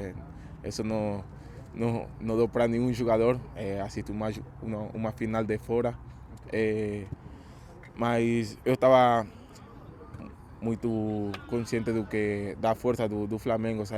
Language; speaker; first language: Portuguese; non-native, fluent; Spanish